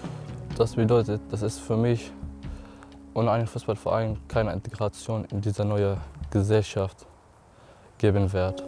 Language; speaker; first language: German; non-native, learner; Arabic